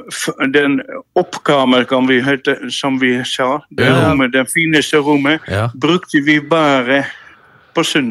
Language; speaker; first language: Norwegian; non-native, fluent; Dutch